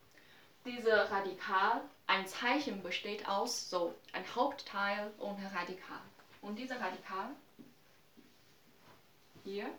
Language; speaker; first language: German; non-native, learner; Chinese